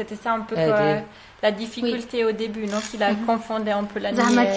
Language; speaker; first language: French; native; French